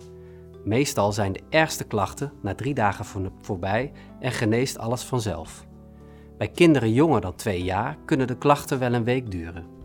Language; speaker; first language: Dutch; native; Dutch